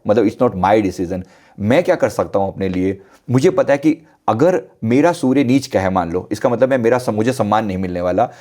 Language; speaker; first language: Hindi; native; Hindi